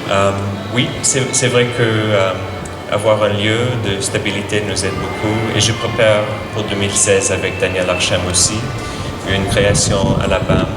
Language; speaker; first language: French; non-native, fluent; English